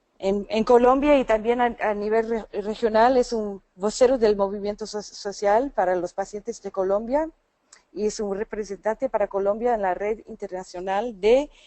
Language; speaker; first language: Spanish; non-native, fluent; English